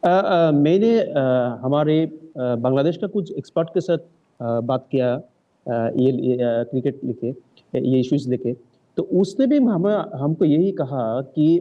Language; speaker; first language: Hindi; non-native, learner; Bangla